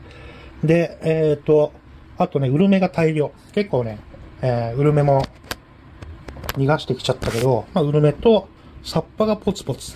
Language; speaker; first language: Japanese; native; Japanese